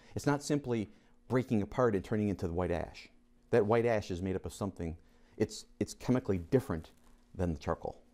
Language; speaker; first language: English; native; English